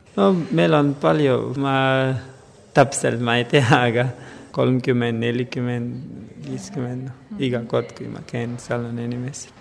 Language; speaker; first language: Estonian; non-native, learner; Persian